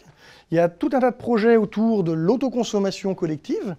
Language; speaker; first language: French; native; French